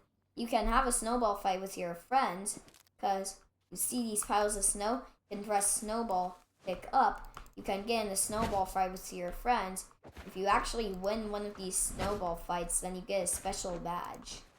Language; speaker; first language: English; native; English